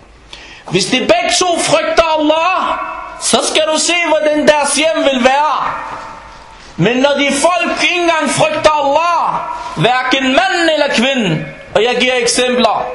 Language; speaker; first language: Danish; non-native, fluent; Arabic